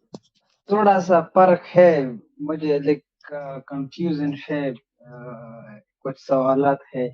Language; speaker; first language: Hindi; non-native, learner; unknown